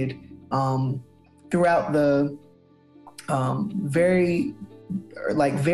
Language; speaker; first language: English; native; English